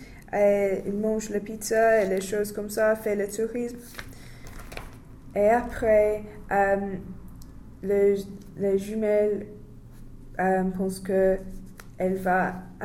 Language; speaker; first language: French; non-native, learner; English